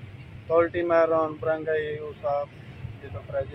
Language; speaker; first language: Filipino; non-native, learner; Punjabi